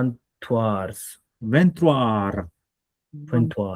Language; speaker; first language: French; non-native, learner; Hindi